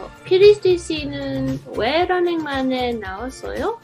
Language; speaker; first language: Korean; non-native, learner; English